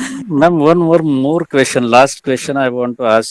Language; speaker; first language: English; non-native, learner; Marathi